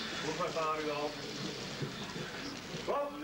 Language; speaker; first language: Dutch; native; Dutch